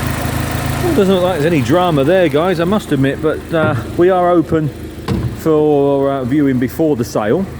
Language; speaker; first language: English; native; English